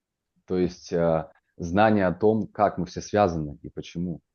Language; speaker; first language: Russian; native; Russian